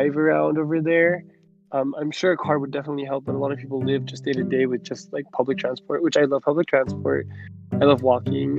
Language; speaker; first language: English; native; English